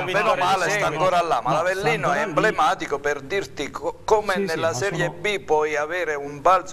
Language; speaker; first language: Italian; native; Italian